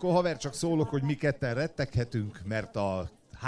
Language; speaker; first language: Hungarian; native; Hungarian